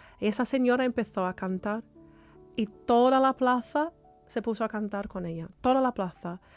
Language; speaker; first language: Spanish; non-native, fluent; English